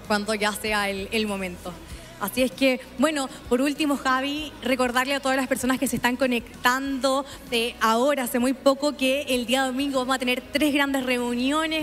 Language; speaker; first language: Spanish; native; Spanish